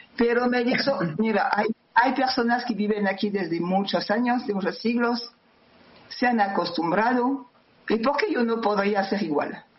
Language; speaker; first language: Spanish; non-native, fluent; French